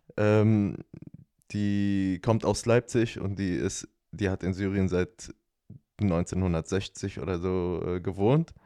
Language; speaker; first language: German; non-native, fluent; Arabic